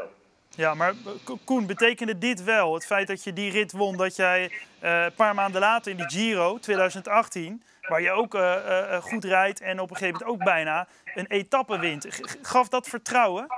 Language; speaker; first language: Dutch; native; Dutch